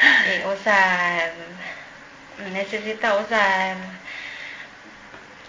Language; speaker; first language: Spanish; non-native, learner; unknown